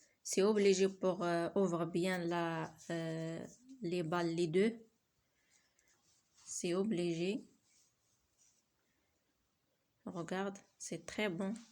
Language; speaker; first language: French; non-native, learner; Arabic